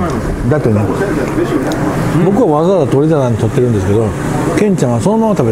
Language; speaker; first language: Japanese; native; Japanese